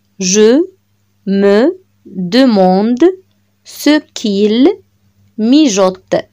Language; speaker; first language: French; non-native, local second language; Arabic